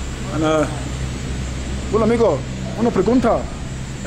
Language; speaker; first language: Spanish; non-native, learner; English